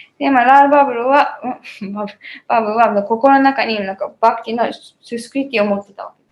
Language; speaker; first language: Japanese; native; Japanese